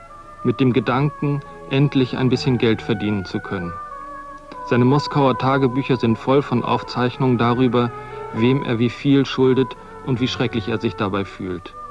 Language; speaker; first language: German; native; German